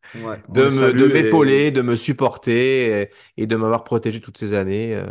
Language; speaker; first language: French; native; French